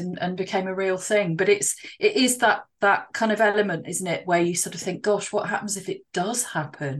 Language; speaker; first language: English; native; English